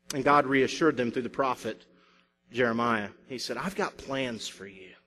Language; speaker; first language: English; native; English